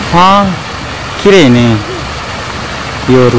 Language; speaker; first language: Japanese; non-native, learner; Indonesian